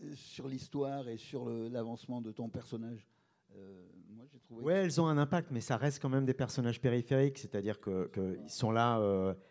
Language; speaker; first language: French; native; French